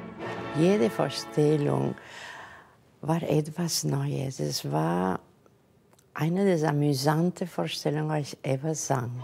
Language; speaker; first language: German; non-native, fluent; Catalan